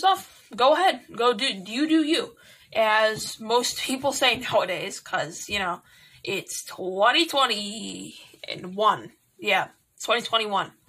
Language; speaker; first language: English; native; English